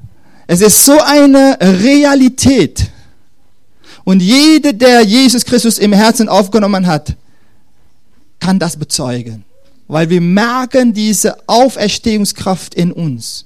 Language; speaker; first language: German; non-native, fluent; Dutch